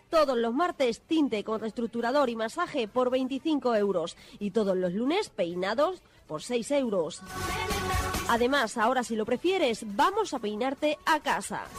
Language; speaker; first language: Spanish; native; Spanish